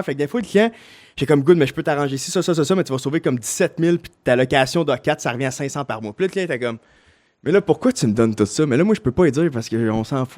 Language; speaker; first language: French; native; French